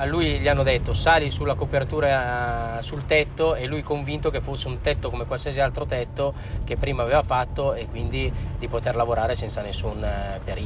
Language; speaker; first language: Italian; native; Italian